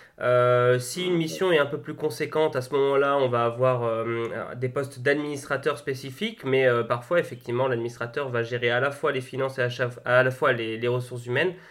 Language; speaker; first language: French; native; French